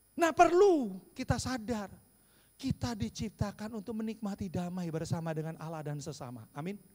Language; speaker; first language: Indonesian; native; Indonesian